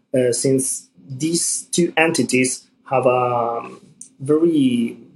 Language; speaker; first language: English; non-native, fluent; Spanish